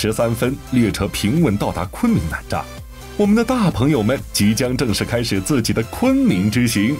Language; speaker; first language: Chinese; native; Chinese